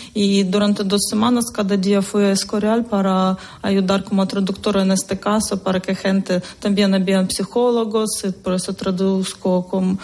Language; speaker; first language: Spanish; non-native, learner; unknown